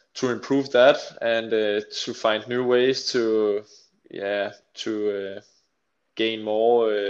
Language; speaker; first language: English; non-native, fluent; Danish